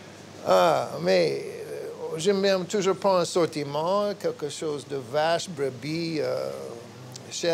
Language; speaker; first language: French; non-native, fluent; English